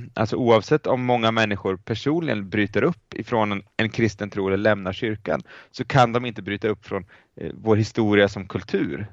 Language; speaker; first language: Swedish; native; Swedish